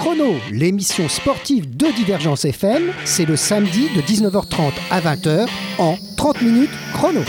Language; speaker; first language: French; native; French